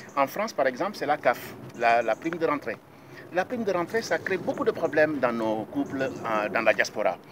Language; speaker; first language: French; non-native, local second language; Wolof